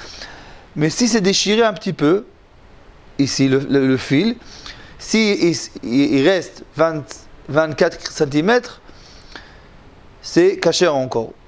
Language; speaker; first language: French; non-native, learner; Hebrew